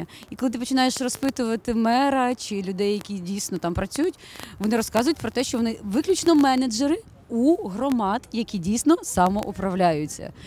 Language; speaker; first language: Ukrainian; native; Ukrainian